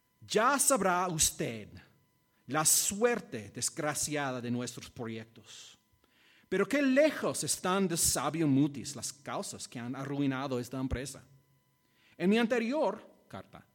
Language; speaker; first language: Spanish; non-native, fluent; English